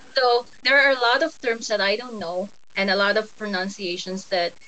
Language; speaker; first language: English; non-native, local second language; Cebuano